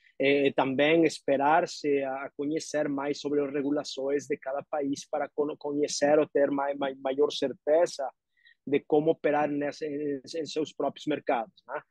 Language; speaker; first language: Portuguese; non-native, learner; Spanish